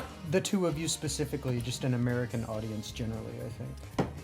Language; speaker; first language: English; native; English